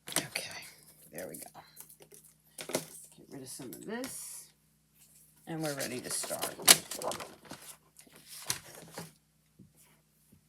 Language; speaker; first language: English; native; English